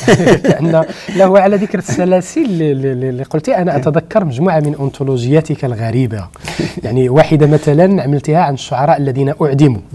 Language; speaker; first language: Arabic; native; Arabic